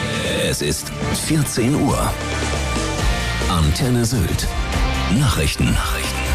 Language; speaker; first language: German; native; German